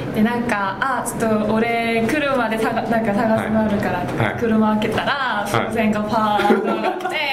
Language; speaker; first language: Japanese; non-native, fluent; Korean